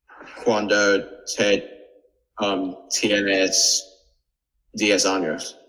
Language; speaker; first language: Spanish; non-native, learner; English